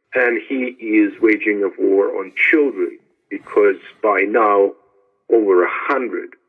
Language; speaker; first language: English; non-native, fluent; Ukrainian